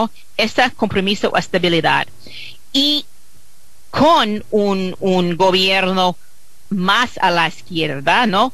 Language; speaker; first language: Spanish; non-native, fluent; English